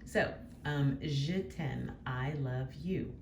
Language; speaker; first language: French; non-native, fluent; English